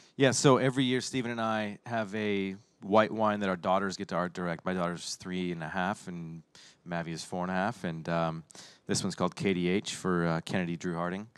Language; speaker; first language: English; native; English